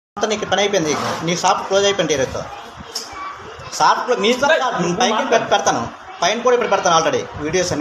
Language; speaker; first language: Telugu; native; Telugu